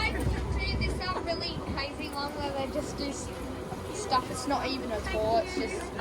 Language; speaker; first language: English; native; English